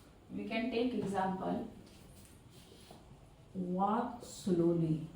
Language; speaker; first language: English; non-native, learner; Hindi